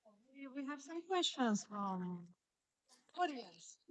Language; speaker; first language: English; non-native, fluent; Ukrainian